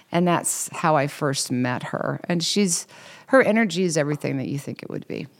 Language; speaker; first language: English; native; English